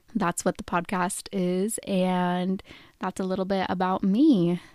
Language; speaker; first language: English; native; English